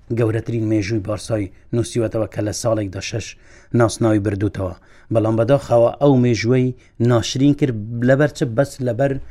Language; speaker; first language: Central Kurdish; non-native, local second language; Kurdish